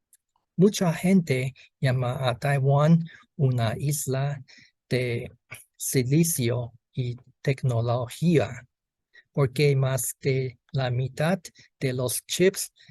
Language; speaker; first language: Spanish; non-native, learner; Chinese